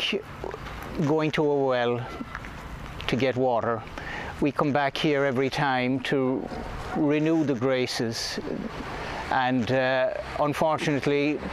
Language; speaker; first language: English; native; English